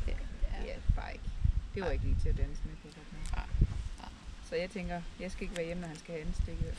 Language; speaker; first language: Danish; native; Danish